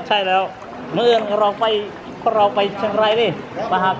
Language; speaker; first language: Thai; non-native, learner; Hmong